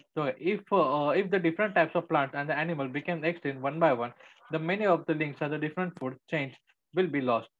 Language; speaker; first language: English; non-native, local second language; Marathi